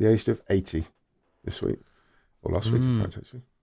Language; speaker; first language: English; native; English